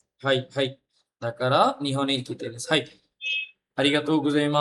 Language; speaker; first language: Japanese; non-native, fluent; Bangla